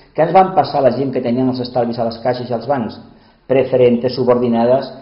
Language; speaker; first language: Catalan; early bilingual, other home language; Spanish